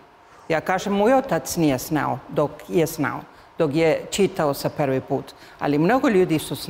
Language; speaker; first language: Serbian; early bilingual, heritage; Spanish